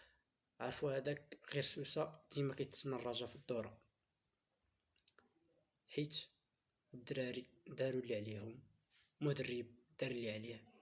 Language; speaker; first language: Arabic; native; Arabic